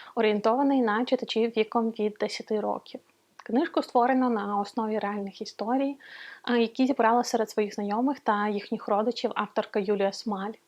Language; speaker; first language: Ukrainian; non-native, local second language; Russian